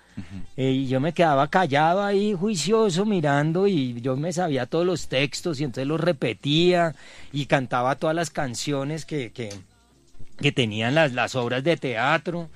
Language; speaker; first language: Spanish; early bilingual, other home language; Czech